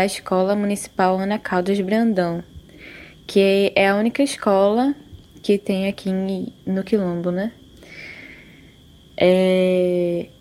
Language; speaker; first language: Portuguese; native; Portuguese